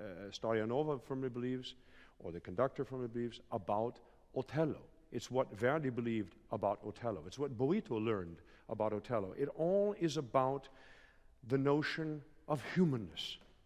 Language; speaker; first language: English; native; English